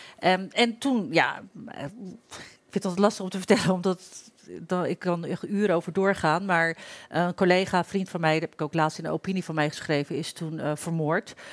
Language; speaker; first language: Dutch; early bilingual, other home language; Turkish